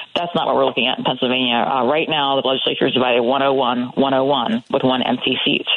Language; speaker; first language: English; native; English